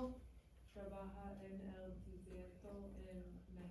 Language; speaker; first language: Spanish; non-native, learner; English